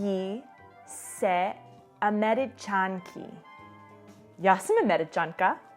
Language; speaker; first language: Czech; non-native, learner; English